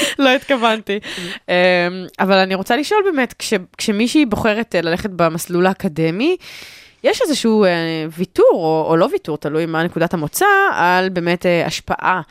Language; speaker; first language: Hebrew; native; Hebrew